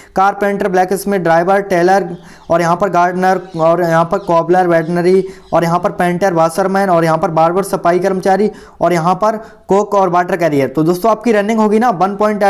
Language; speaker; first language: Hindi; native; Hindi